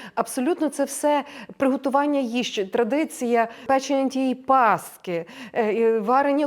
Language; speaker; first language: Ukrainian; native; Ukrainian